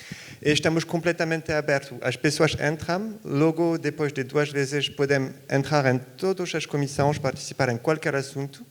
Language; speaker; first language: Portuguese; non-native, fluent; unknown